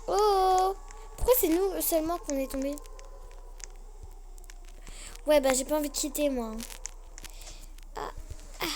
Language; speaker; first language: French; native; French